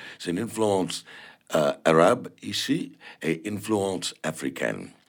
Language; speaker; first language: French; non-native, learner; English